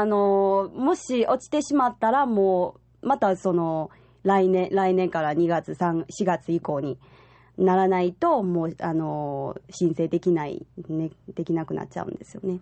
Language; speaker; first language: Japanese; non-native, fluent; Chinese